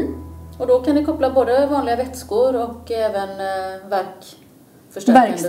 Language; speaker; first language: Swedish; native; Swedish